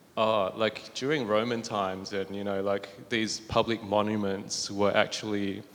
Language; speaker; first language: English; native; English